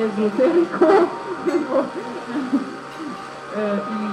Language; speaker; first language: Spanish; non-native, learner; German